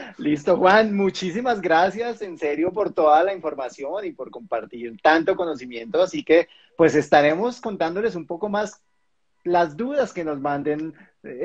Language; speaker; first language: Spanish; native; Spanish